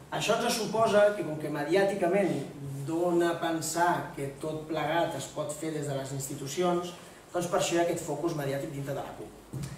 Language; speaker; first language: Catalan; native; Catalan